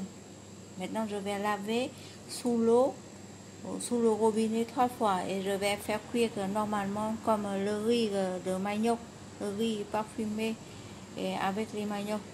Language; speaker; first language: French; non-native, learner; Vietnamese